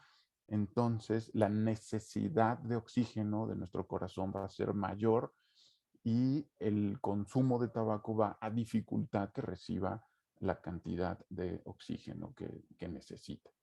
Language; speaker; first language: Spanish; native; Spanish